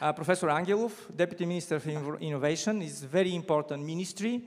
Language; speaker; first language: English; non-native, fluent; Bulgarian